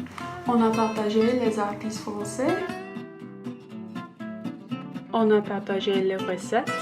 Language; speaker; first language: French; non-native, learner; English